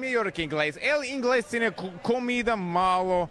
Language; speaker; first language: Portuguese; non-native, learner; Spanish